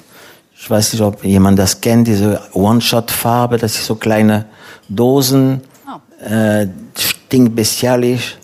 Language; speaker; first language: German; non-native, fluent; French